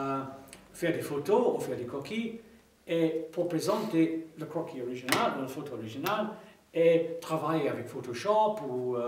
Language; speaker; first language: French; non-native, fluent; English